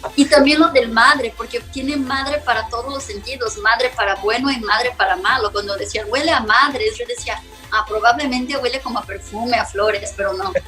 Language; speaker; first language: Spanish; non-native, fluent; Portuguese